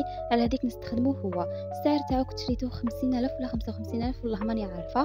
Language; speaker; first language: Arabic; native; Arabic